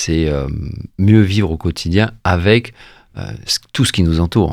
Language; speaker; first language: French; native; French